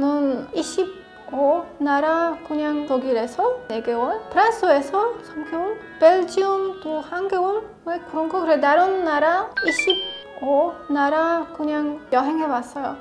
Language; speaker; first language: Korean; non-native, learner; Polish